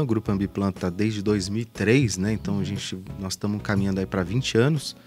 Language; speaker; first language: Portuguese; native; Portuguese